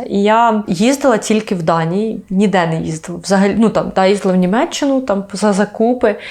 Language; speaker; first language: Ukrainian; native; Ukrainian